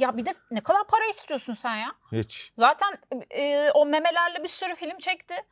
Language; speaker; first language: Turkish; native; Turkish